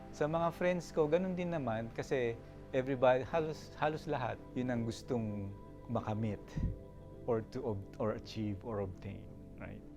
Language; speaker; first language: Filipino; native; Filipino